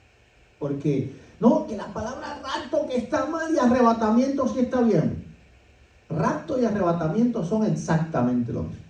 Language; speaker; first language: Spanish; native; Spanish